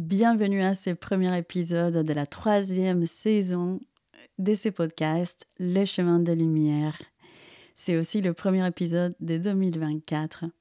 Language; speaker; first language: French; non-native, fluent; Spanish